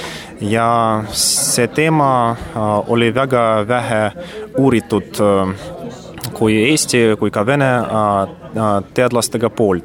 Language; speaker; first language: Estonian; non-native, learner; Russian